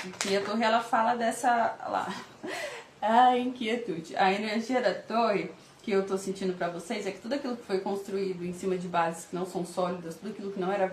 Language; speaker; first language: Portuguese; native; Portuguese